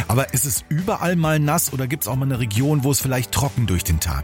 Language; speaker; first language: German; native; German